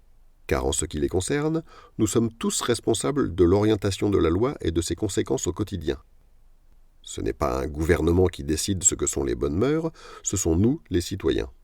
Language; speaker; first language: French; native; French